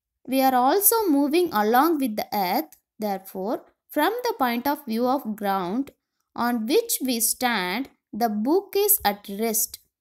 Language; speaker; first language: English; non-native, local second language; Tamil